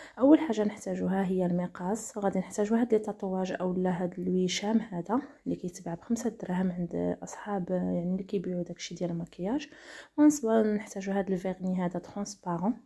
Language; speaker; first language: Arabic; native; Arabic